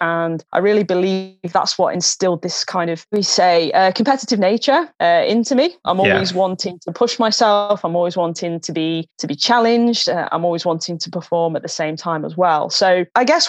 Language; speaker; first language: English; native; English